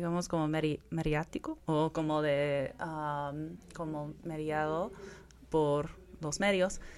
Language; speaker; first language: Spanish; non-native, fluent; English